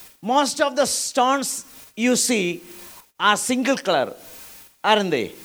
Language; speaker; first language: English; non-native, local second language; Malayalam